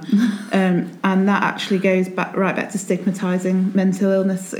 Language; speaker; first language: English; native; English